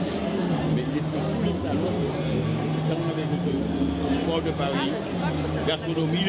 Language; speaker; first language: French; native; French